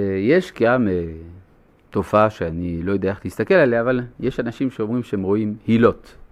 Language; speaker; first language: Hebrew; non-native, fluent; French